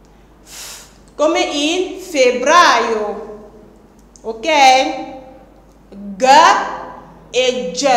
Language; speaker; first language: Italian; non-native, fluent; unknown